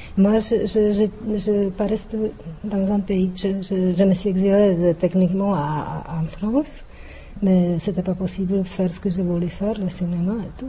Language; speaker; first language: French; non-native, fluent; Czech